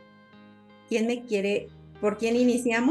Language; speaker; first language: Spanish; native; Spanish